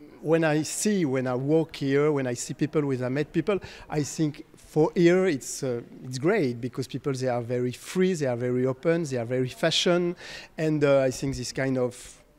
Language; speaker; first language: English; non-native, fluent; French